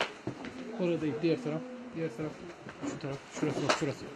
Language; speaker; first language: Turkish; native; Turkish